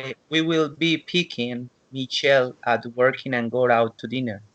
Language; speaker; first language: English; non-native, learner; Spanish